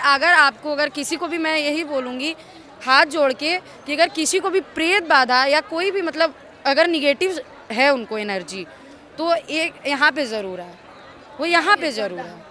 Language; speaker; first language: Hindi; native; Hindi